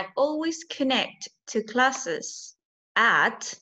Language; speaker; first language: English; non-native, fluent; Spanish